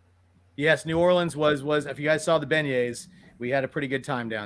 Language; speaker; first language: English; native; English